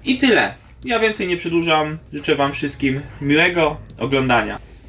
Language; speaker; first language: Polish; native; Polish